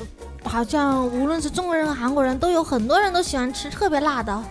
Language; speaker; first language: Chinese; native; Chinese